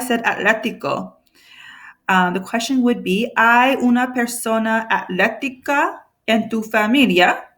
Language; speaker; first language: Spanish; non-native, fluent; English